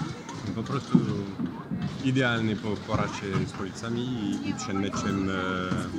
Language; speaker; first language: Polish; non-native, fluent; French